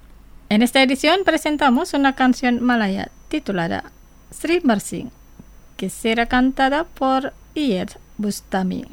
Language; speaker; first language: Spanish; non-native, fluent; Indonesian